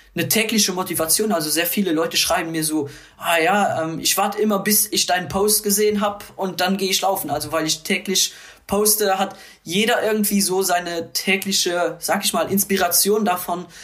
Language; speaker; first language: German; non-native, local second language; Luxembourgish